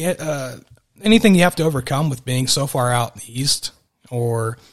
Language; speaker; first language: English; native; English